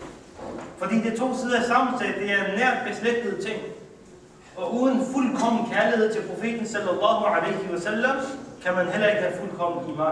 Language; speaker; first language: Danish; early bilingual, other home language; Urdu